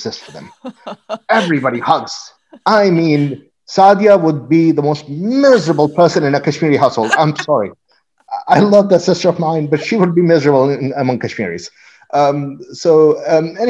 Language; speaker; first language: English; non-native, local second language; Urdu